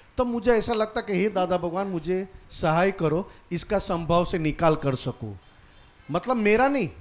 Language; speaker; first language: Hindi; non-native, local second language; Gujarati